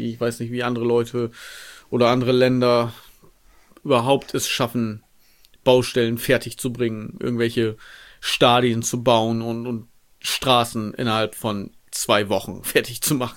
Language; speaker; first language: German; native; German